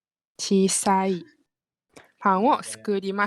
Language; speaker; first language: Japanese; non-native, learner; Malay